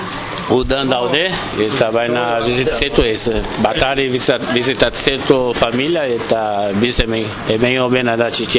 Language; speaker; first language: Basque; non-native, learner; Portuguese